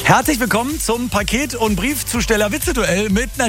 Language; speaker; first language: German; native; German